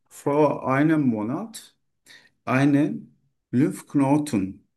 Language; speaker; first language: German; non-native, learner; Turkish